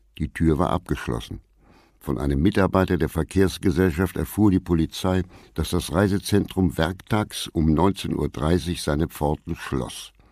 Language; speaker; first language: German; native; German